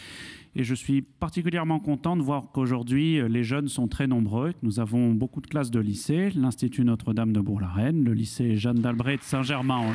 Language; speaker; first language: French; native; French